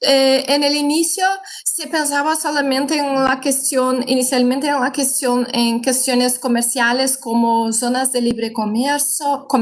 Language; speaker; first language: Spanish; non-native, fluent; Portuguese